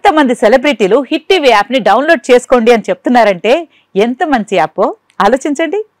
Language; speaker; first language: Telugu; native; Telugu